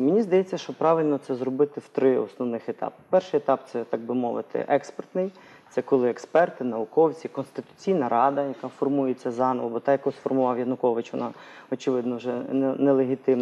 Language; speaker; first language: Ukrainian; native; Ukrainian